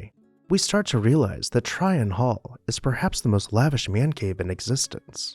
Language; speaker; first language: English; native; English